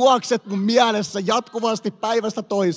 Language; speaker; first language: Finnish; native; Finnish